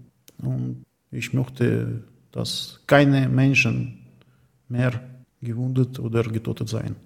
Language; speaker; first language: German; non-native, learner; Ukrainian